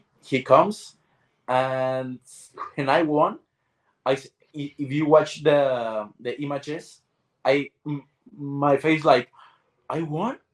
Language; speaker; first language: English; non-native, learner; Spanish